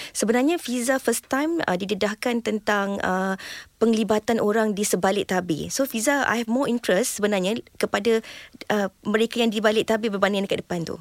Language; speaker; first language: Malay; native; Malay